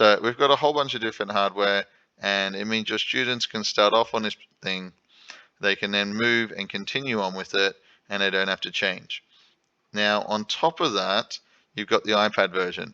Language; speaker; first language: English; native; English